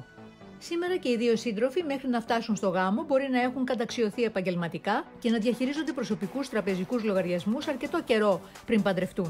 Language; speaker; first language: Greek; native; Greek